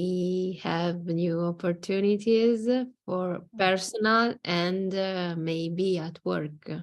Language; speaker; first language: English; non-native, learner; Italian